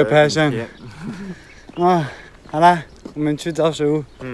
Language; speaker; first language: Chinese; non-native, learner; French